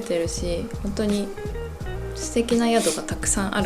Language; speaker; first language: Japanese; native; Japanese